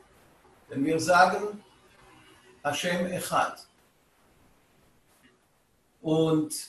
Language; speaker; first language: German; non-native, fluent; Hebrew